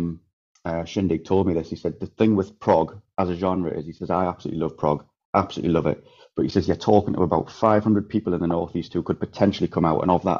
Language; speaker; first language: English; native; English